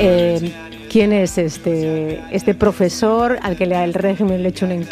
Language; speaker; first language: Spanish; native; Spanish